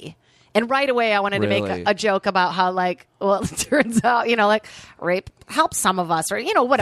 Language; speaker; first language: English; non-native, fluent; Portuguese